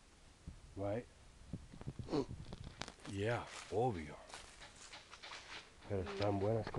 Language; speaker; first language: Spanish; non-native, fluent; English